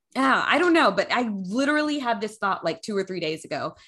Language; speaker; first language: English; native; English